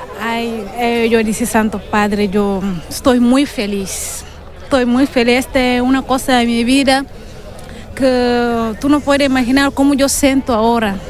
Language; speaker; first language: Spanish; non-native, learner; Upper Guinea Crioulo